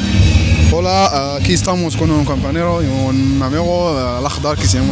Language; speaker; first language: Spanish; non-native, learner; Arabic